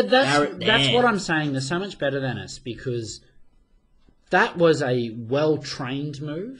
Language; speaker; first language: English; native; English